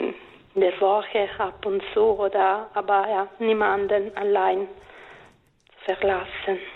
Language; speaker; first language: German; non-native, fluent; Italian